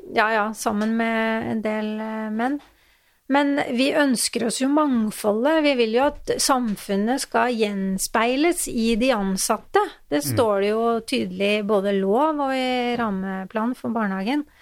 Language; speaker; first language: Norwegian; native; Norwegian